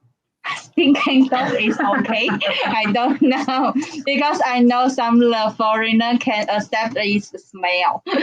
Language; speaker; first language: English; non-native, learner; Chinese